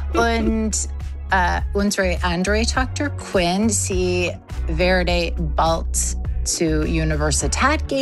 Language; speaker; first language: German; non-native, learner; English